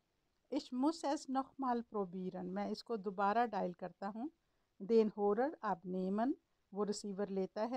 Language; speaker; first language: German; non-native, learner; Urdu